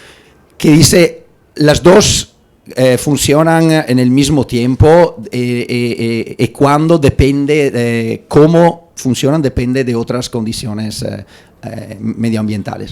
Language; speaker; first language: Spanish; non-native, learner; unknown